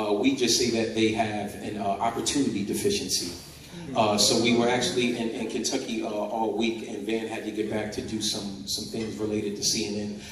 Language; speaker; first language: English; native; English